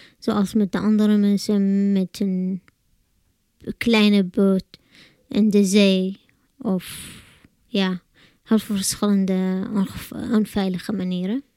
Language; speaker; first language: Dutch; non-native, learner; Arabic